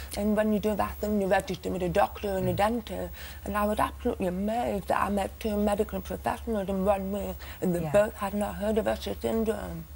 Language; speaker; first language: English; native; English